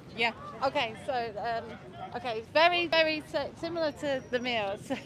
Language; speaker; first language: English; native; English